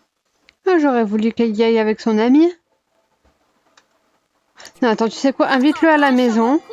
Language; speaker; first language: French; native; French